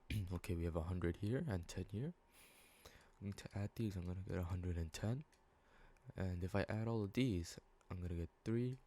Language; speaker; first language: English; native; English